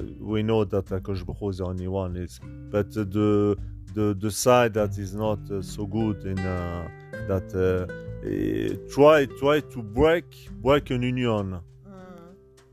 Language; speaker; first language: English; non-native, learner; French